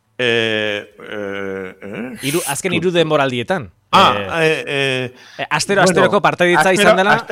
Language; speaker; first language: Basque; native; Basque